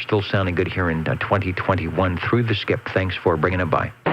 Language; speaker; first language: English; native; English